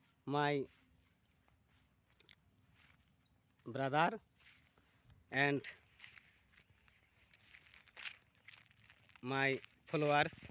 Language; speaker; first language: English; non-native, learner; Bangla